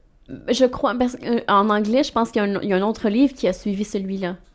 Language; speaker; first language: French; native; French